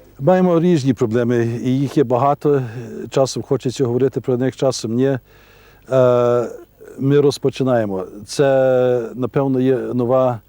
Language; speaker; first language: Ukrainian; early bilingual, heritage; Ukrainian